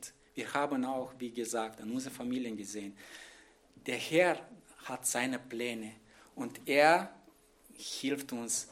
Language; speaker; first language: German; non-native, fluent; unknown